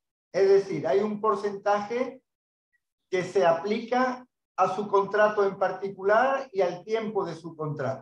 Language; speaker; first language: Spanish; native; Spanish